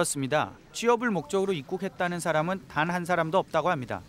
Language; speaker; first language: Korean; native; Korean